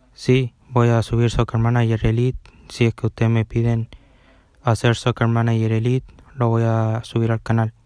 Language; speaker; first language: Spanish; native; Spanish